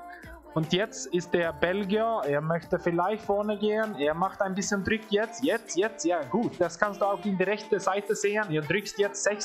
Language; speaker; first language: German; non-native, fluent; Swedish